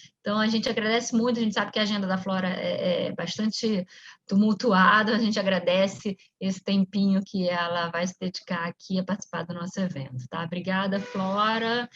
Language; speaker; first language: Portuguese; native; Portuguese